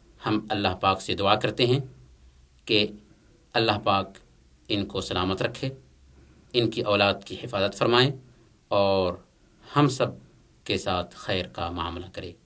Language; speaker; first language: Urdu; native; Urdu